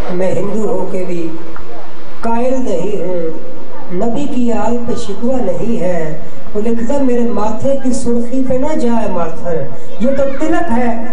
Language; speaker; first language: Urdu; non-native, local second language; Punjabi